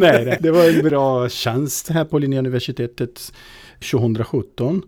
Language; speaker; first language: Swedish; non-native, fluent; Portuguese